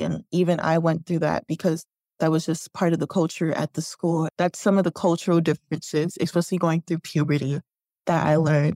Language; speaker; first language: English; native; English